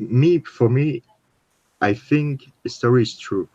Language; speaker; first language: English; non-native, learner; French